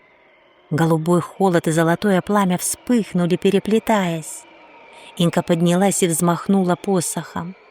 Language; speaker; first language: Russian; native; Russian